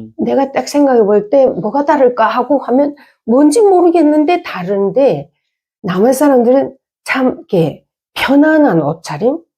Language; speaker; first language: Korean; native; Korean